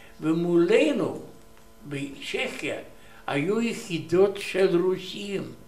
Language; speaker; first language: Hebrew; non-native, learner; Romanian